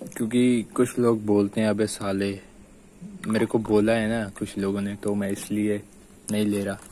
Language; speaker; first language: Hindi; non-native, local second language; Punjabi